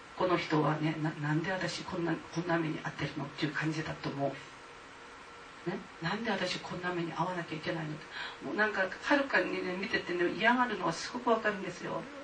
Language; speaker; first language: Japanese; non-native, fluent; Korean